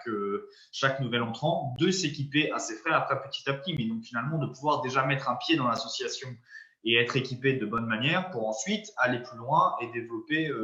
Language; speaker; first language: French; native; French